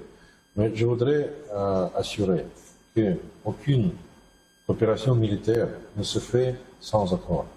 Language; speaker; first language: French; non-native, fluent; Russian